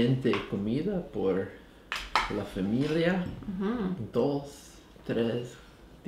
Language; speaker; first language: Spanish; non-native, learner; English